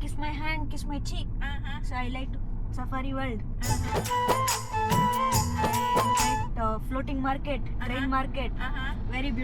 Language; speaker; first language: English; non-native, local second language; Kannada